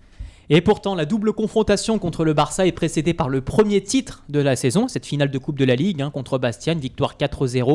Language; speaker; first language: French; native; French